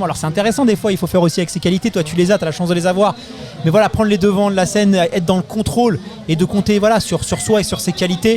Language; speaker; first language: French; native; French